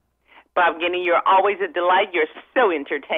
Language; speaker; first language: English; native; English